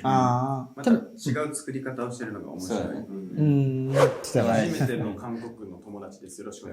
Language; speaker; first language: Japanese; native; Japanese